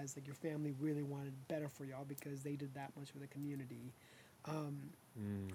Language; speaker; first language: English; early bilingual, other home language; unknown